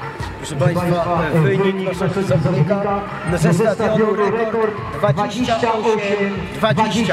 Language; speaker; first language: Polish; native; Polish